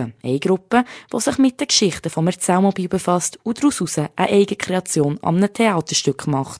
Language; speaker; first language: German; native; German